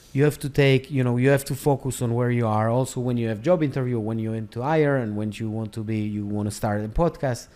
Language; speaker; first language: English; non-native, fluent; Hebrew